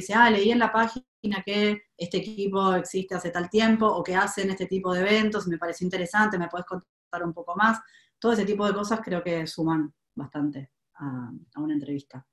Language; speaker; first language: Spanish; native; Spanish